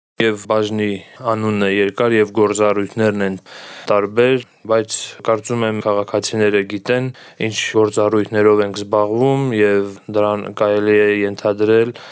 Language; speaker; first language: Armenian; native; Armenian